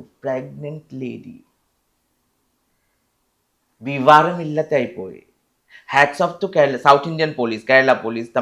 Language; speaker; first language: Malayalam; non-native, fluent; Assamese